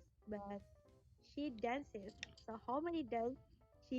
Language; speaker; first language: English; non-native, learner; Indonesian